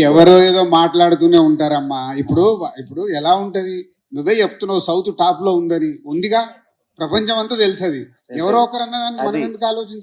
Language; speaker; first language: Telugu; native; Telugu